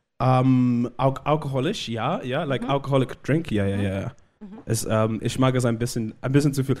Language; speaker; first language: German; non-native, learner; Shona